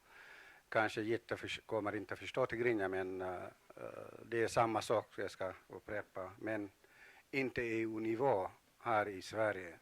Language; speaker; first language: Swedish; non-native, fluent; Tigrinya